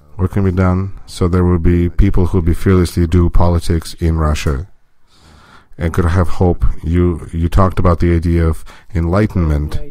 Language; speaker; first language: English; non-native, fluent; Russian